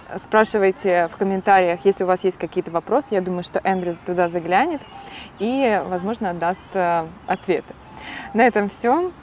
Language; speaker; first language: Russian; native; Russian